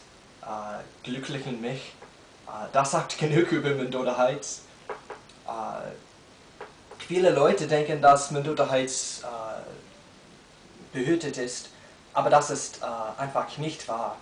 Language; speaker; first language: German; non-native, learner; English